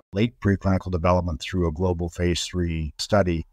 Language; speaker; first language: English; native; English